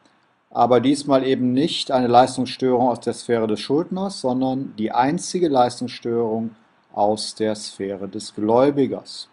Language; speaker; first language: German; native; German